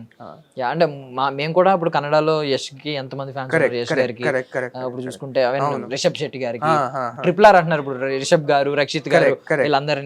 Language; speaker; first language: Telugu; native; Telugu